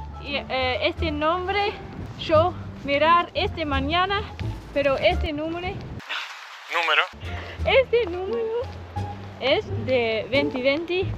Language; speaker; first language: Spanish; non-native, learner; English